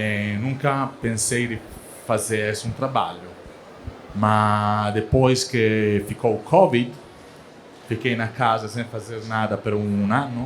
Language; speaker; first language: Portuguese; non-native, learner; Italian